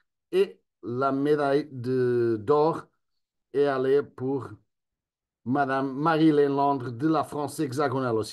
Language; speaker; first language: French; non-native, fluent; Spanish